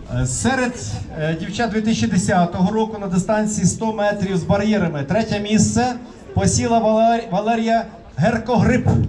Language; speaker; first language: Ukrainian; native; Ukrainian